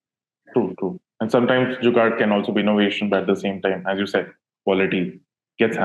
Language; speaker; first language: English; non-native, local second language; Hindi